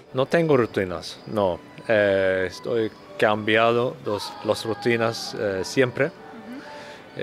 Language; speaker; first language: Spanish; non-native, learner; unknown